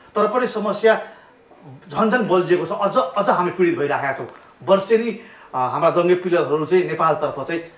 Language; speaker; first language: Nepali; native; Nepali